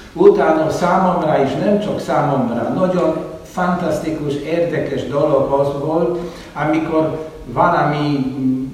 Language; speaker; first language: Hungarian; non-native, fluent; Polish